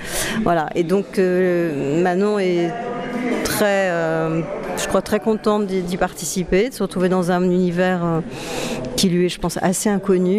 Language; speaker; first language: French; native; French